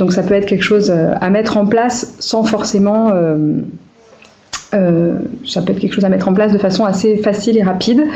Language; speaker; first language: French; native; French